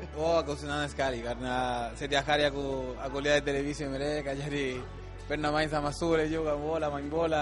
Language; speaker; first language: Indonesian; non-native, fluent; Spanish